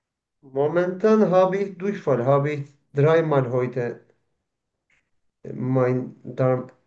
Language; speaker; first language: German; non-native, learner; Turkish